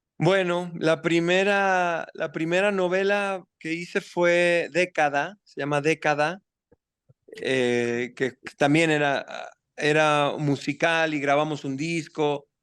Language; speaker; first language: Spanish; native; Spanish